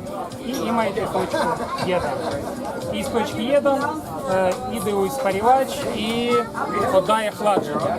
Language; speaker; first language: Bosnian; non-native, learner; Ukrainian